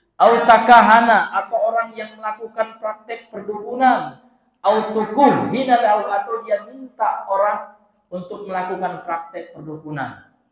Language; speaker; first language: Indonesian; non-native, local second language; Minangkabau